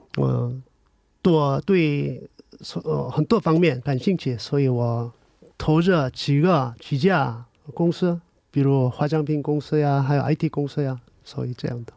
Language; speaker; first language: Chinese; non-native, learner; Korean